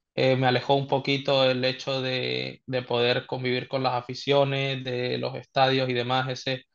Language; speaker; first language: Spanish; native; Spanish